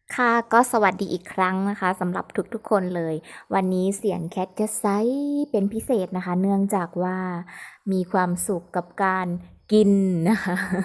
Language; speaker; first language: Thai; native; Thai